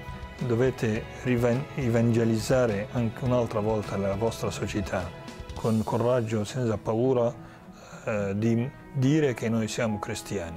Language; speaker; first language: Italian; non-native, fluent; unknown